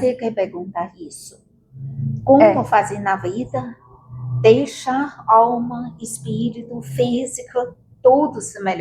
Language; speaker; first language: Portuguese; non-native, learner; Chinese